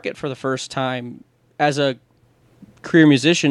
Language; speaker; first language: English; native; English